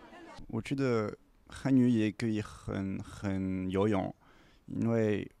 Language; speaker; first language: Chinese; non-native, learner; French